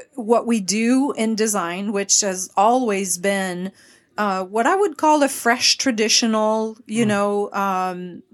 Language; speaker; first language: English; non-native, fluent; French